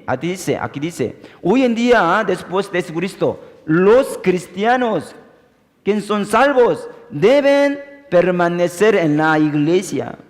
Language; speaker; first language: Spanish; non-native, fluent; Korean